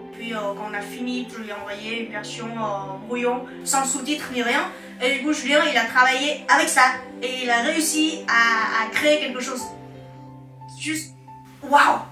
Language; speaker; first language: French; non-native, fluent; Vietnamese